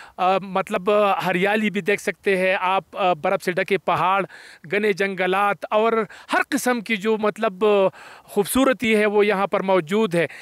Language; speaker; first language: Urdu; non-native, local second language; Pashto